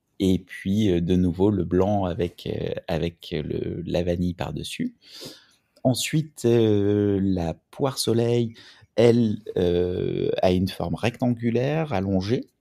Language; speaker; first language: French; native; French